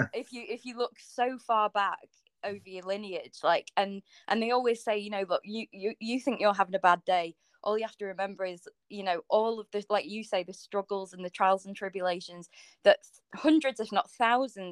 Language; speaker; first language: English; native; English